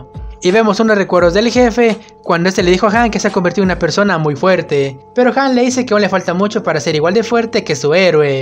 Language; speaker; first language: Spanish; native; Spanish